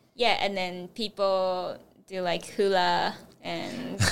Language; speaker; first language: English; non-native, fluent; Japanese